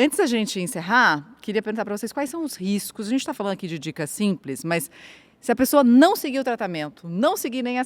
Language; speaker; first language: Portuguese; native; Portuguese